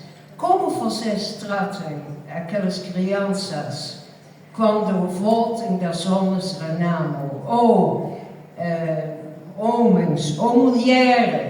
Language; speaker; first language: Portuguese; non-native, fluent; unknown